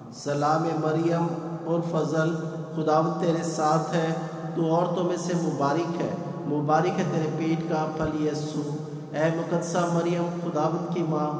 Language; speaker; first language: Urdu; native; Urdu